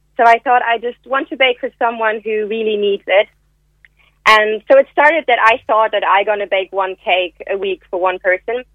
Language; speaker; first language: English; non-native, fluent; German